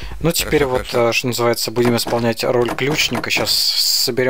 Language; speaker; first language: Russian; native; Russian